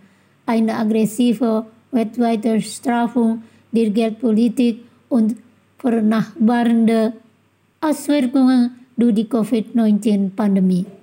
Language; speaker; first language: German; non-native, fluent; Indonesian